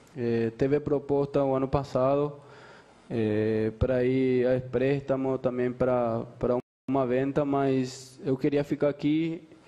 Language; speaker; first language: Portuguese; non-native, fluent; Spanish